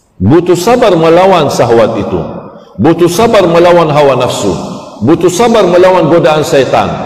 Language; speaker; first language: Malay; non-native, fluent; Arabic